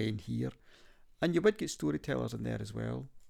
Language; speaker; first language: English; native; English